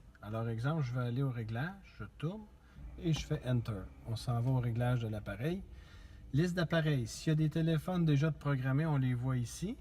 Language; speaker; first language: French; native; French